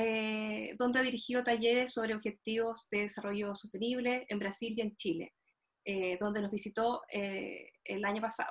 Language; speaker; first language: Spanish; native; Spanish